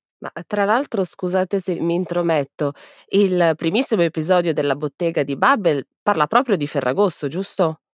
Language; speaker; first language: Italian; native; Italian